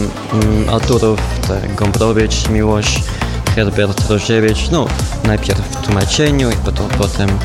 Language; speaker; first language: Polish; non-native, learner; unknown